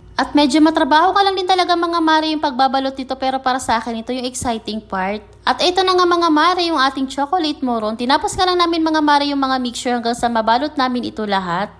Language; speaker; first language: Filipino; non-native, local second language; Waray